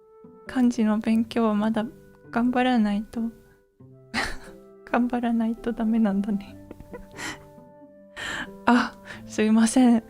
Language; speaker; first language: Japanese; non-native, learner; English